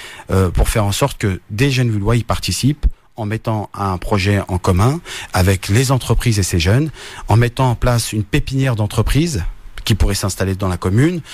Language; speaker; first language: French; native; French